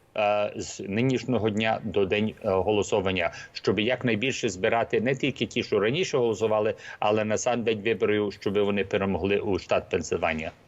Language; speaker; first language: Ukrainian; early bilingual, heritage; Ukrainian